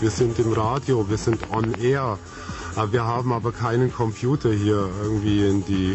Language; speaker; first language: German; native; German